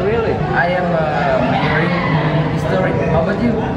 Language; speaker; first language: English; non-native, learner; Indonesian